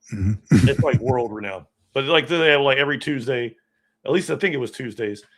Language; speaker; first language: English; native; English